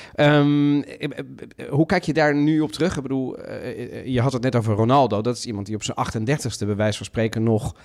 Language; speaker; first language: Dutch; early bilingual, other home language; Italian